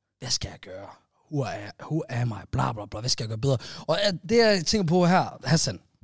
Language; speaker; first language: Danish; native; Danish